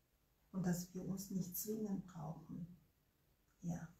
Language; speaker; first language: German; non-native, fluent; Ewe